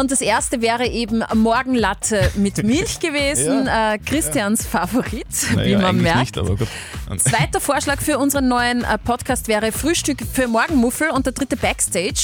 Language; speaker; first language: German; native; German